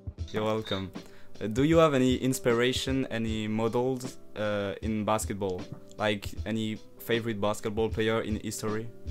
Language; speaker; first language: English; non-native, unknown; French